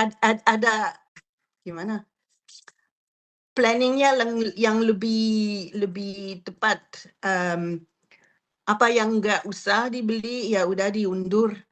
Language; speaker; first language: Indonesian; non-native, fluent; French